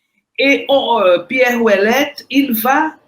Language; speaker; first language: French; non-native, fluent; Portuguese